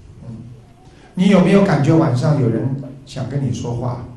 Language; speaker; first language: Chinese; native; Chinese